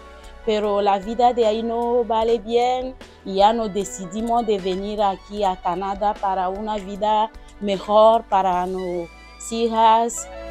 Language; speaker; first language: Spanish; non-native, learner; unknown